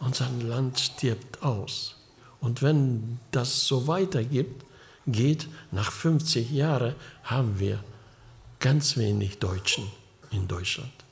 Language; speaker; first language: German; early bilingual, heritage; German